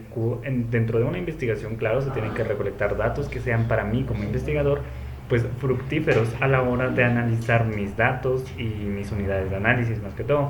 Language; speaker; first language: Spanish; native; Spanish